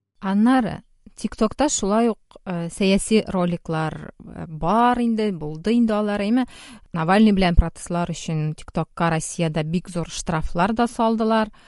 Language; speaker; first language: Tatar; native; Tatar